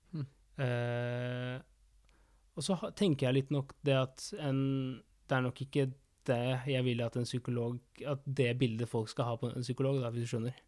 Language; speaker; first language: Norwegian; early bilingual, other home language; Spanish